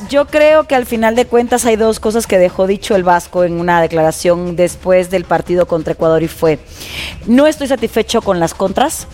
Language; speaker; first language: Spanish; native; Spanish